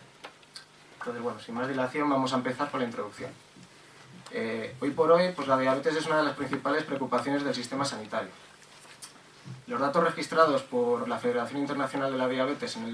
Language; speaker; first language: Spanish; native; Spanish